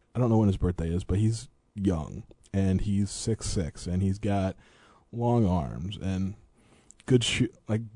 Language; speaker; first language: English; native; English